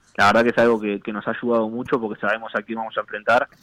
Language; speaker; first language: Spanish; native; Spanish